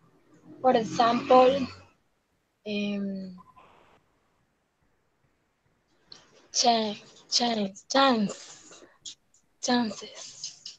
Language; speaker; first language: English; non-native, learner; Spanish